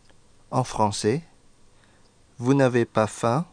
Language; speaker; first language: French; non-native, fluent; Indonesian